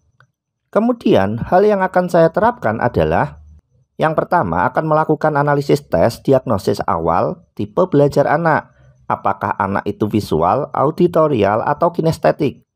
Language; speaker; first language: Indonesian; non-native, local second language; Javanese